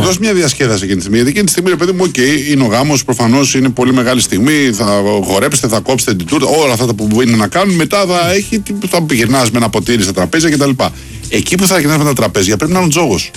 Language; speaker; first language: Greek; native; Greek